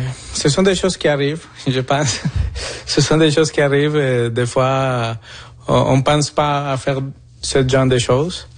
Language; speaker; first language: French; non-native, fluent; Spanish